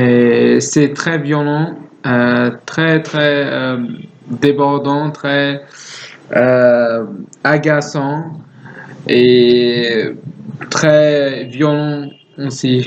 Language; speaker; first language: French; non-native, learner; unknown